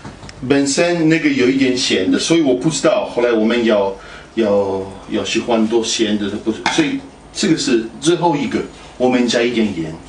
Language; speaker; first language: Chinese; non-native, fluent; Italian